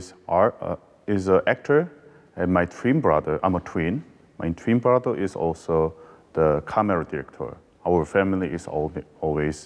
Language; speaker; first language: English; non-native, learner; Korean